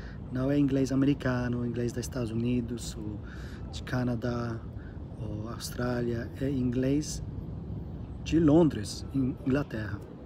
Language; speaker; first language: Portuguese; non-native, learner; English